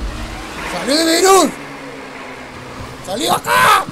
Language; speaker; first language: Spanish; native; Spanish